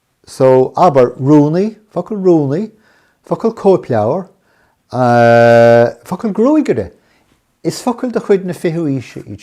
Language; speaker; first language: Irish; non-native, local second language; English